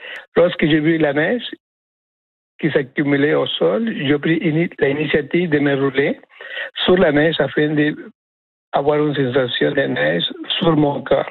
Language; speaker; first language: French; non-native, fluent; Spanish